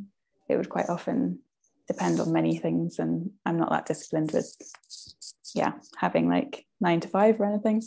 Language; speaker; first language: English; native; English